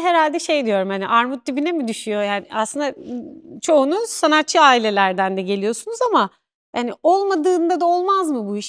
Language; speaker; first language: Turkish; native; Turkish